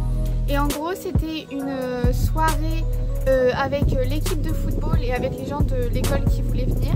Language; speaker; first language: French; native; French